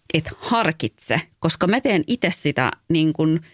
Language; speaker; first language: Finnish; early bilingual, other home language; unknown